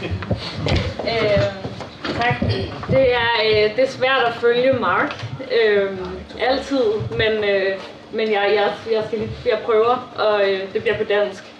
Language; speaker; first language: Danish; native; Danish